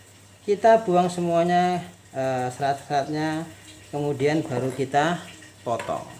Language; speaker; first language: Indonesian; native; Indonesian